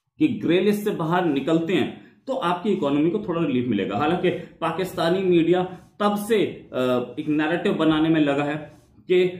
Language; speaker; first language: Hindi; native; Hindi